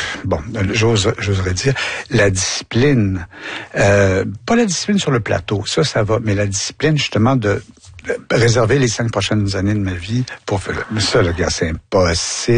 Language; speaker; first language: French; native; French